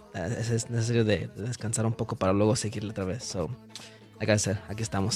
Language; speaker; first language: Spanish; early bilingual, heritage; Spanish